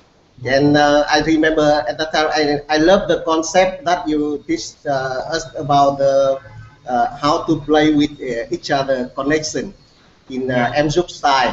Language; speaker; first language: English; non-native, learner; Vietnamese